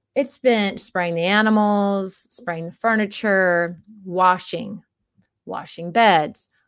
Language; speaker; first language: English; native; English